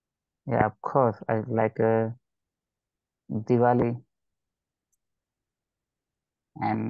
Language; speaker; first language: English; non-native, learner; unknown